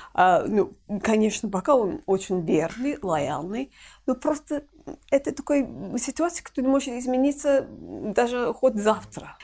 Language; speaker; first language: Russian; non-native, fluent; English